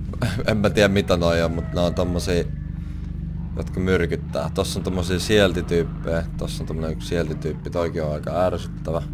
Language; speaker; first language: Finnish; native; Finnish